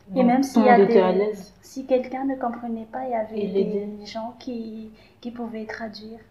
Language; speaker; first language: French; non-native, local second language; Malagasy